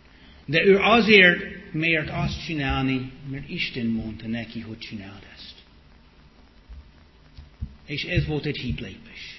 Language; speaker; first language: Hungarian; non-native, fluent; English